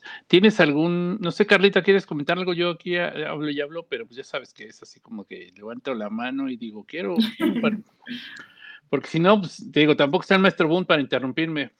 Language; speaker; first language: Spanish; native; Spanish